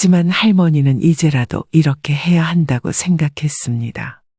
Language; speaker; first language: Korean; native; Korean